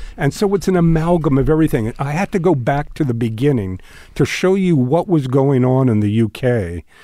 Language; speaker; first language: English; native; English